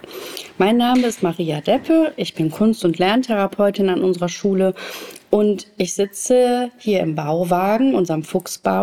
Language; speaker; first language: German; native; German